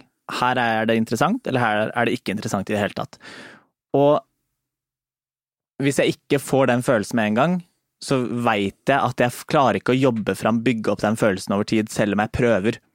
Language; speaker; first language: Norwegian; native; Norwegian